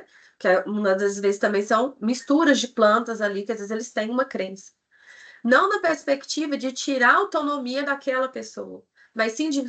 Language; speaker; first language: Portuguese; native; Portuguese